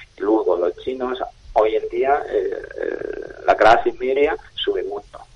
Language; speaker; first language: Spanish; non-native, fluent; Chinese